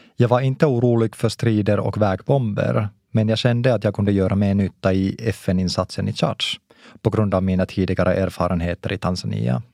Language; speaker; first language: Swedish; non-native, local second language; Finnish